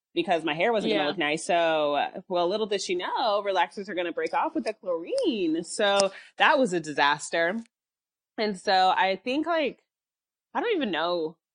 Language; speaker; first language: English; early bilingual, other home language; Yoruba